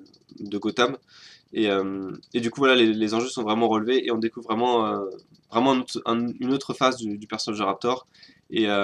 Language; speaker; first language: French; native; French